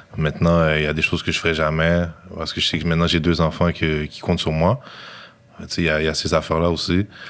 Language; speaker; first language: French; native; French